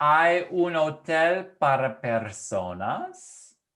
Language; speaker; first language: Spanish; non-native, fluent; English